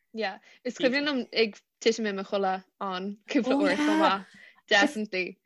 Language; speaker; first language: Irish; non-native, local second language; English